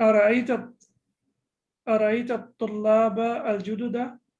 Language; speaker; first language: Arabic; non-native, fluent; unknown